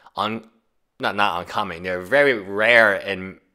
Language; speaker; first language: English; native; English